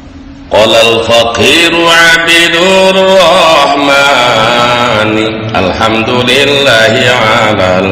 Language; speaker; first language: Arabic; non-native, fluent; Sundanese